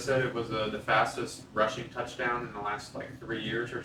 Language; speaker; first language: English; native; English